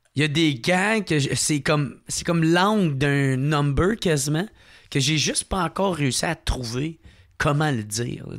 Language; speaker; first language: French; native; French